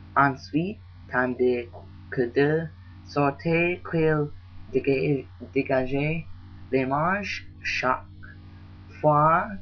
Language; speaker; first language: French; non-native, learner; English